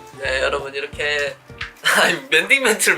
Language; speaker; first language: Korean; native; Korean